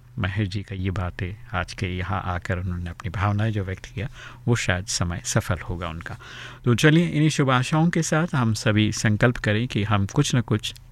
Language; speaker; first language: Hindi; native; Hindi